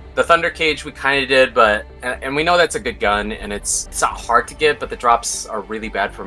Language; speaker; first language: English; native; English